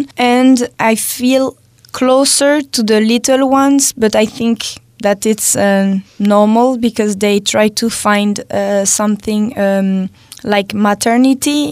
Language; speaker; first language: English; non-native, fluent; French